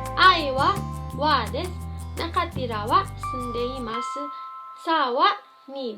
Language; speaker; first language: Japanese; non-native, fluent; Filipino